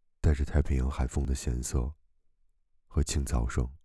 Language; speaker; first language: Chinese; native; Chinese